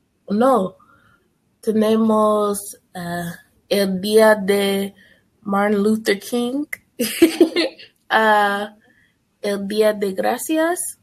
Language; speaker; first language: Spanish; non-native, learner; English